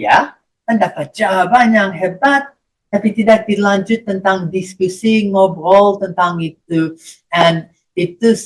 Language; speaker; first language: Indonesian; non-native, fluent; English